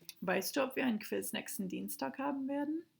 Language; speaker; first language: German; non-native, fluent; English